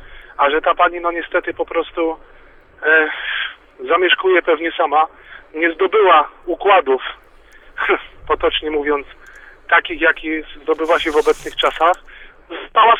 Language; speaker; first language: Polish; native; Polish